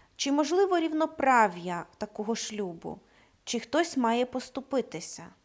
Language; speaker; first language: Ukrainian; native; Ukrainian